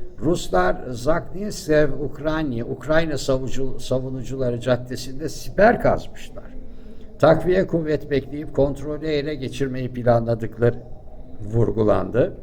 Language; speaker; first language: Turkish; native; Turkish